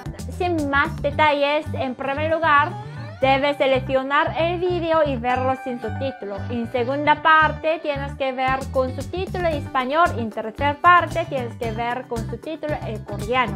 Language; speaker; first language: Spanish; non-native, fluent; Korean